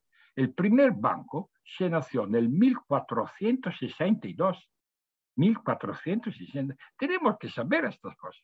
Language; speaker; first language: Spanish; non-native, fluent; Italian